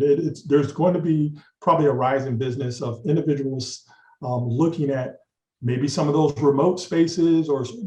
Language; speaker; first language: English; native; English